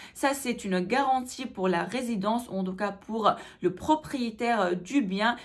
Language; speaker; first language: French; non-native, local second language; Arabic